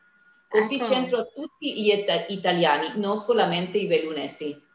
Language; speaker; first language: Italian; non-native, fluent; Spanish